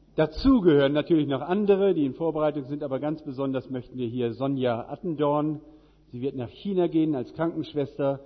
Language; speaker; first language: German; native; German